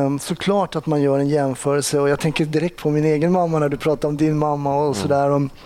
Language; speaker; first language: Swedish; native; Swedish